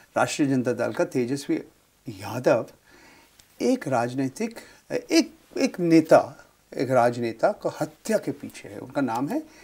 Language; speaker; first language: Hindi; non-native, local second language; Bangla